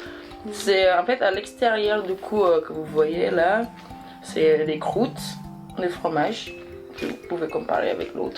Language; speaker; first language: French; non-native, learner; Indonesian